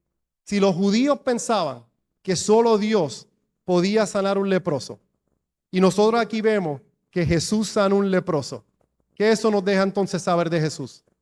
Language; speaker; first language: Spanish; native; Spanish